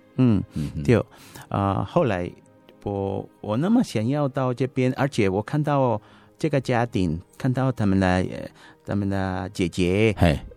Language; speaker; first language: Chinese; non-native, fluent; Spanish